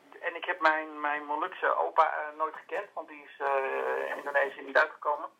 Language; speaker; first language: Dutch; native; Dutch